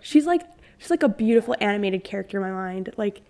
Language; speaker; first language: English; native; English